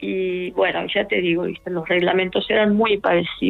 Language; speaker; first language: Spanish; native; Spanish